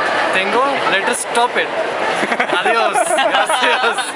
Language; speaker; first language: Spanish; non-native, learner; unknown